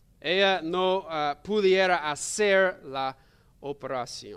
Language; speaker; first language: Spanish; non-native, learner; English